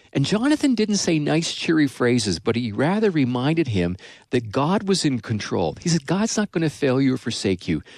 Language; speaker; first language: English; native; English